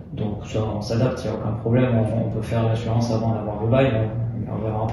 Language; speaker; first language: French; native; French